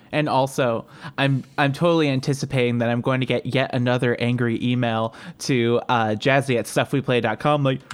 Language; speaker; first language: English; native; English